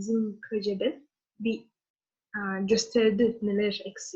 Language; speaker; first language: Turkish; non-native, learner; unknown